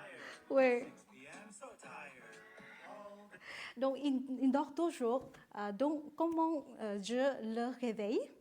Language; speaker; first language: French; non-native, learner; Vietnamese